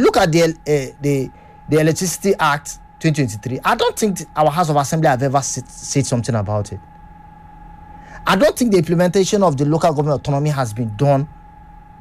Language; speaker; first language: English; non-native, local second language; Yoruba